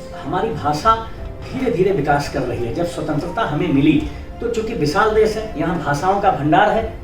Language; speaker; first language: Hindi; native; Hindi